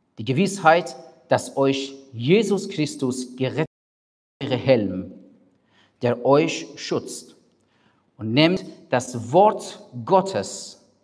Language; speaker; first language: German; non-native, fluent; Persian